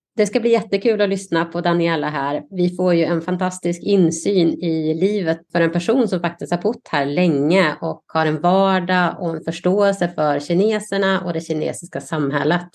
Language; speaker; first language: Swedish; native; Swedish